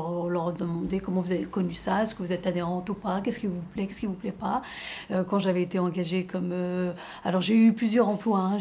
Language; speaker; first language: French; native; French